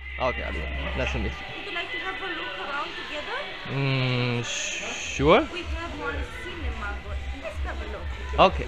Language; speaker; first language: English; non-native, learner; Romanian